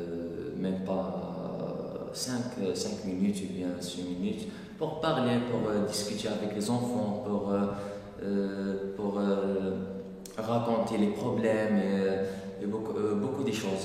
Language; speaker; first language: French; non-native, local second language; Arabic